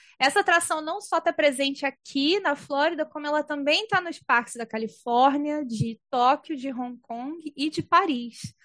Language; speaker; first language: Portuguese; native; Portuguese